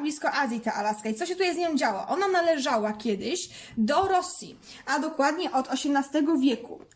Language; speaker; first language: Polish; native; Polish